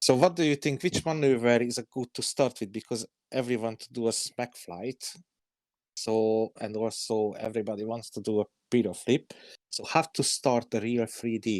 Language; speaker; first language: English; non-native, learner; Hungarian